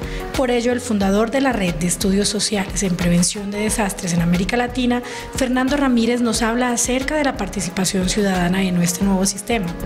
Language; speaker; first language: Spanish; native; Spanish